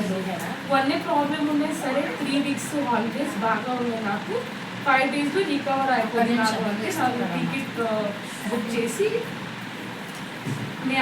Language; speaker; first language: Telugu; non-native, learner; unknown